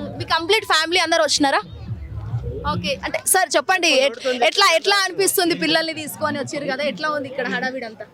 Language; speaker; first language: Telugu; native; Telugu